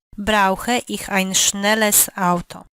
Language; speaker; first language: German; non-native, fluent; Polish